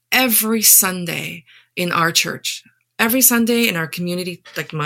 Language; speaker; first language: English; non-native, local second language; Afrikaans